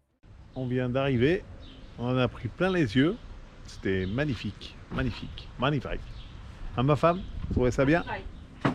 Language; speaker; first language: French; native; French